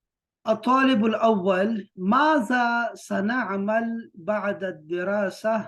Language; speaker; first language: Arabic; non-native, fluent; Urdu